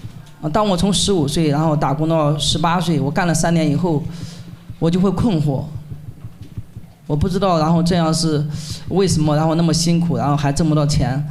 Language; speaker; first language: Chinese; native; Chinese